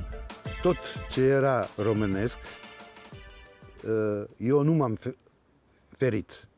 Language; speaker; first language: Romanian; early bilingual, heritage; Serbian